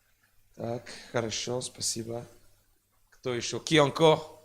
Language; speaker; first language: Russian; non-native, fluent; French